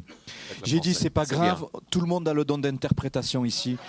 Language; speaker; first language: French; native; French